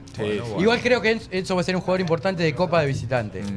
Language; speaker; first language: Spanish; native; Spanish